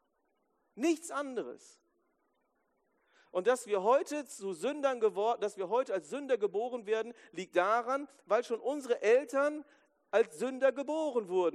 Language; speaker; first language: German; native; German